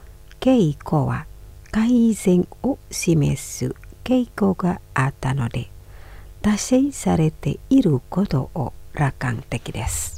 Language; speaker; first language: Japanese; non-native, fluent; Indonesian